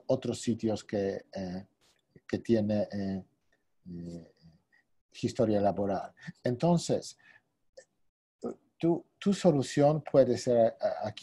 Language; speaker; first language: Spanish; non-native, fluent; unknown